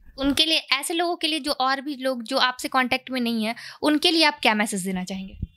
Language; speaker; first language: Hindi; native; Hindi